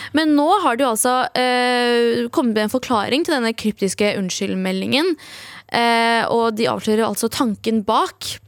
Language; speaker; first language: Norwegian; early bilingual, other home language; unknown